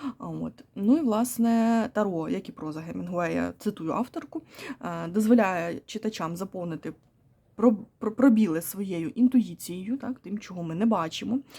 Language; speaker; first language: Ukrainian; non-native, local second language; Russian